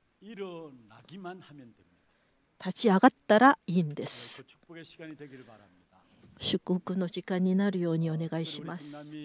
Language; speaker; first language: Japanese; non-native, fluent; Korean